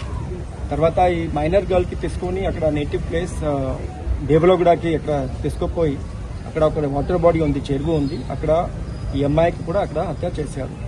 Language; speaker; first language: Telugu; non-native, learner; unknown